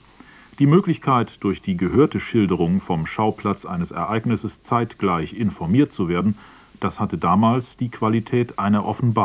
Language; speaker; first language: German; native; German